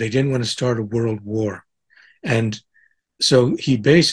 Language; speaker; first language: English; native; English